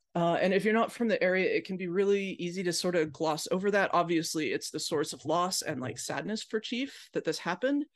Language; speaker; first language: English; native; English